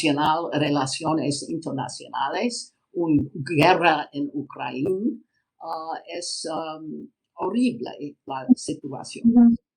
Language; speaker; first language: Spanish; non-native, learner; English